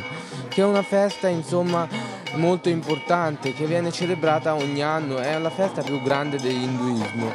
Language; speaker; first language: Italian; non-native, fluent; Bangla